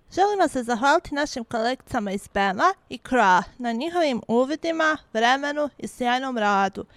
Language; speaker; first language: Croatian; early bilingual, heritage; Bosnian